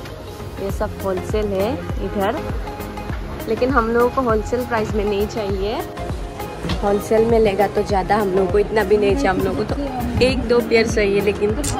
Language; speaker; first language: Hindi; non-native, local second language; Assamese